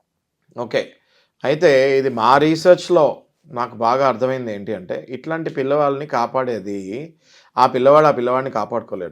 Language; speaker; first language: Telugu; native; Telugu